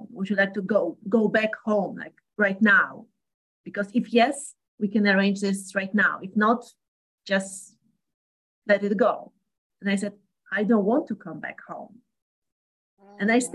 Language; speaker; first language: English; non-native, fluent; Polish